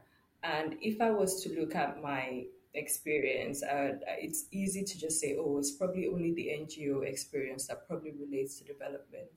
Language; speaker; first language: English; non-native, local second language; Yoruba